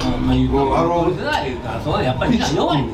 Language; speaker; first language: Japanese; native; Japanese